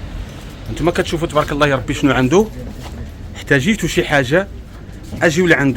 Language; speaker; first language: Arabic; native; Arabic